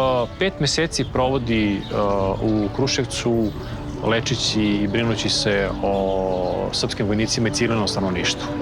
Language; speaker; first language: Bosnian; native; Bosnian